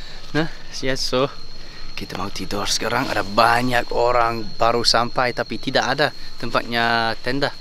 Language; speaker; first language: Indonesian; non-native, fluent; English